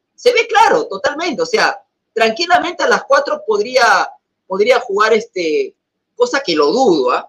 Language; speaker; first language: Spanish; native; Spanish